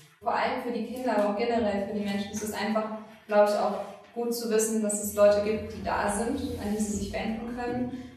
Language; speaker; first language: German; native; German